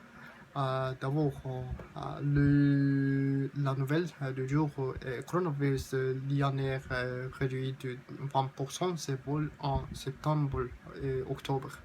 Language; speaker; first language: French; non-native, learner; Japanese